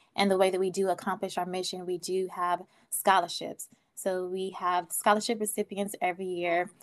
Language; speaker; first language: English; native; English